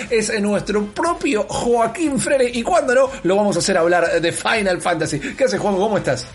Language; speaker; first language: Spanish; native; Spanish